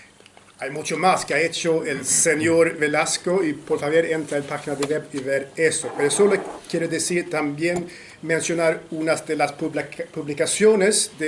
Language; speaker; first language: Spanish; non-native, fluent; Swedish